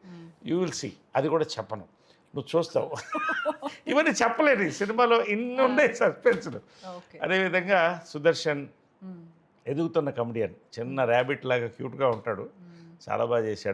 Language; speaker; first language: Telugu; native; Telugu